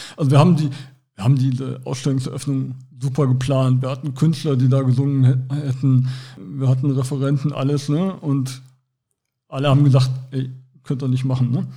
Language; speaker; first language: German; native; German